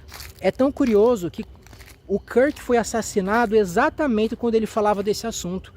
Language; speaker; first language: Portuguese; native; Portuguese